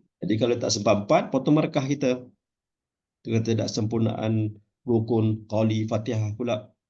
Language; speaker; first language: Malay; native; Malay